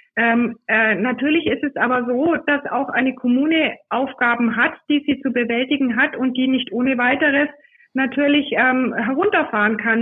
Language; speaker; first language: German; native; German